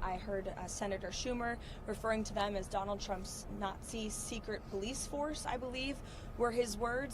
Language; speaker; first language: English; native; English